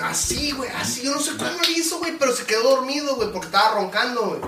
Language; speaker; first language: Spanish; early bilingual, heritage; Spanish